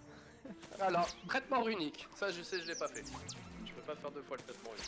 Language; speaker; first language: French; native; French